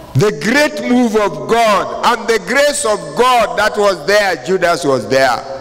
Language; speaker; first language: English; non-native, local second language; Swahili